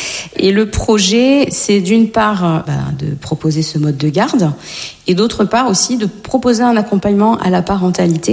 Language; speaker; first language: French; native; French